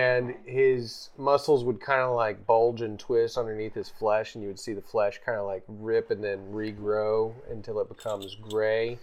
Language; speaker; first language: English; native; English